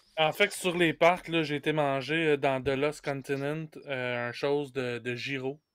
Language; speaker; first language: French; native; French